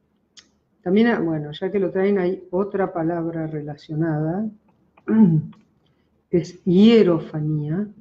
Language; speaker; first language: Spanish; native; Spanish